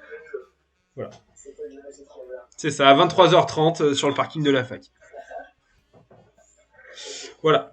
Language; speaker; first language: French; native; French